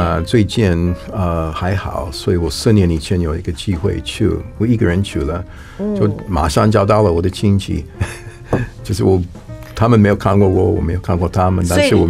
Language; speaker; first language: Chinese; non-native, fluent; English